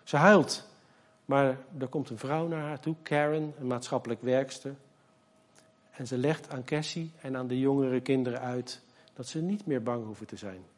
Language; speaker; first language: Dutch; native; Dutch